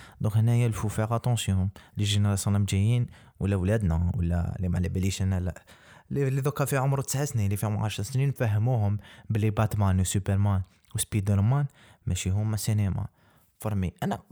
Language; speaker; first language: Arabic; native; Arabic